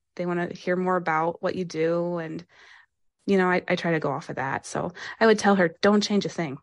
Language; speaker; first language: English; native; English